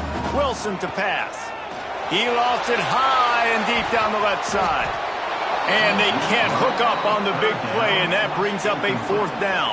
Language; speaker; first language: English; native; English